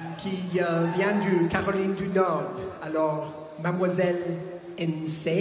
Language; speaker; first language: French; non-native, fluent; English